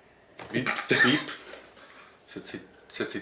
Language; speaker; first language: French; non-native, fluent; English